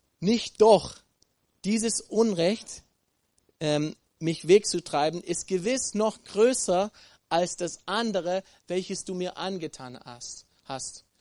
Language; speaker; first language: German; non-native, fluent; English